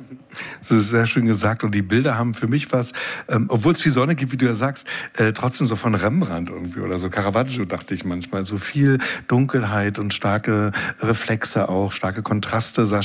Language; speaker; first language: German; native; German